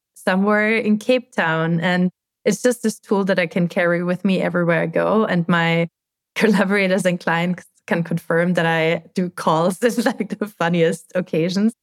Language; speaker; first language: English; non-native, fluent; German